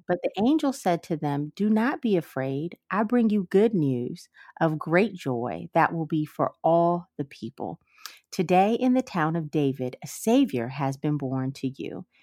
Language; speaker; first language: English; early bilingual, other home language; Amharic